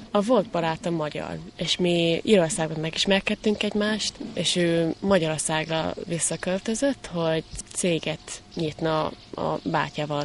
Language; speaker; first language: Hungarian; non-native, learner; English